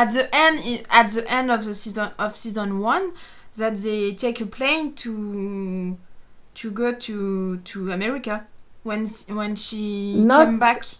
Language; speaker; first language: English; non-native, learner; French